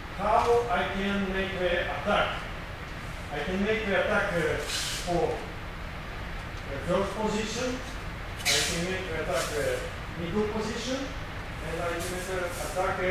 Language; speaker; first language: English; non-native, learner; Russian